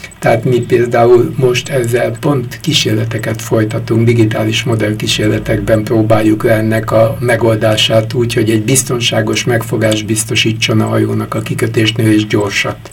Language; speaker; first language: Hungarian; native; Hungarian